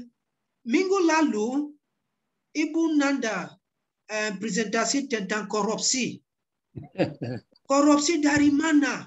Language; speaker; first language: Indonesian; non-native, learner; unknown